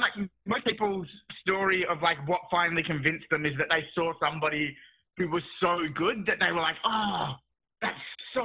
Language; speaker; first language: English; native; English